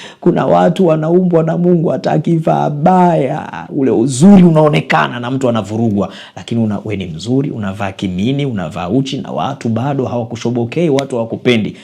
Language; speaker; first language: Swahili; native; Swahili